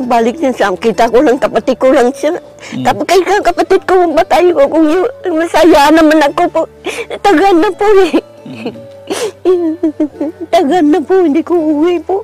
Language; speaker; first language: Filipino; non-native, learner; Vietnamese